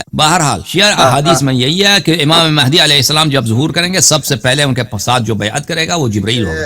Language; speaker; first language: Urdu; non-native, fluent; Persian